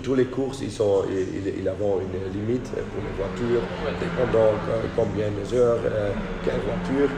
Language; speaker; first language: French; non-native, fluent; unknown